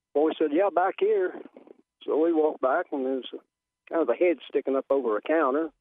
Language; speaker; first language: English; native; English